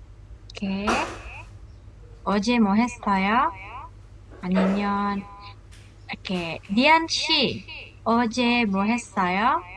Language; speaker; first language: Korean; non-native, fluent; Indonesian